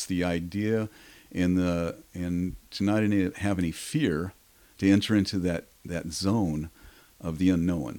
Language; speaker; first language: English; native; English